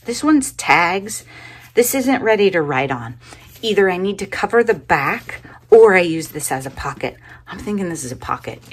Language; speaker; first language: English; native; English